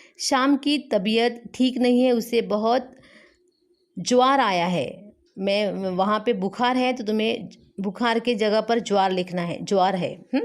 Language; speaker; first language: Hindi; non-native, local second language; Marathi